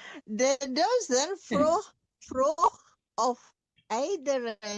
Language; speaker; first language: Dutch; non-native, learner; Indonesian